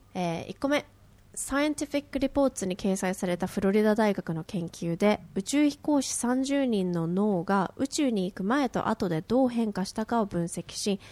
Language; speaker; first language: Japanese; native; Japanese